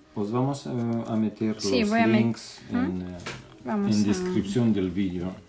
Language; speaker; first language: Spanish; non-native, fluent; Romanian